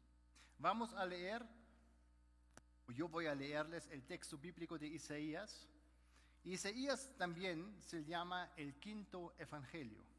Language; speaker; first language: Spanish; non-native, fluent; German